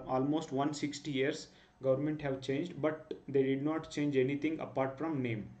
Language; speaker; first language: English; non-native, local second language; Kannada